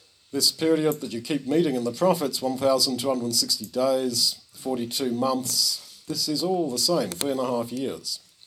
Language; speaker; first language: English; native; English